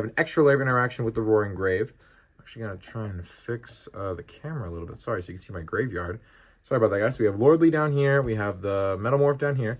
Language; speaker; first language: English; native; English